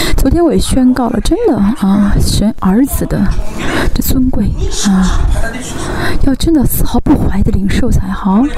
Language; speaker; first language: Chinese; non-native, fluent; Korean